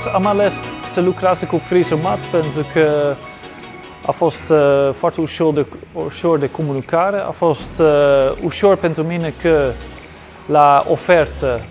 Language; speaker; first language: Romanian; non-native, fluent; Dutch